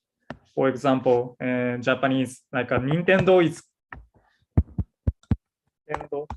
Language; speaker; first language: English; non-native, learner; Japanese